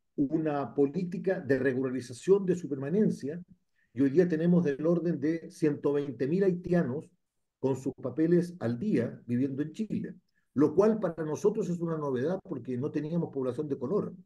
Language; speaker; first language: Spanish; native; Spanish